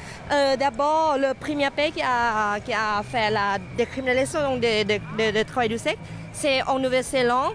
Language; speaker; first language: French; non-native, fluent; Thai